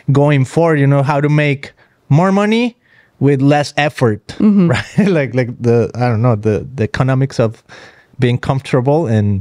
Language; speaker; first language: English; non-native, fluent; Spanish